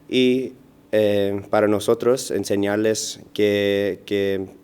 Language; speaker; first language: Spanish; early bilingual, heritage; Spanish